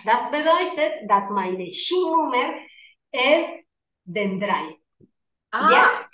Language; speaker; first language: German; non-native, learner; Spanish